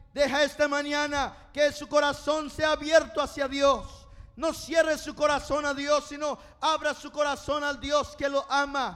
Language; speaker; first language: Spanish; non-native, fluent; English